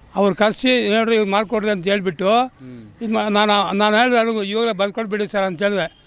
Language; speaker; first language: Kannada; native; Kannada